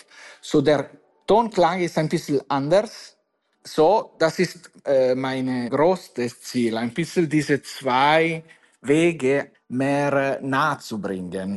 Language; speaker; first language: German; non-native, fluent; Italian